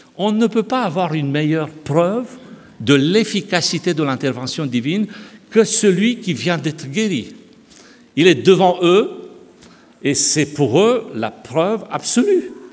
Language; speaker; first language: French; non-native, fluent; Romanian